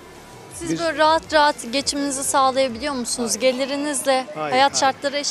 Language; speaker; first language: Turkish; native; Turkish